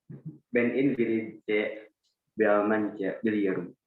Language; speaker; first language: Turkish; non-native, learner; Indonesian